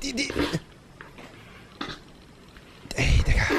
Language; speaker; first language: German; native; German